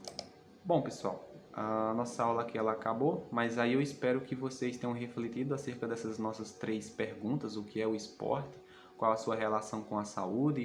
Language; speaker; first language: Portuguese; native; Portuguese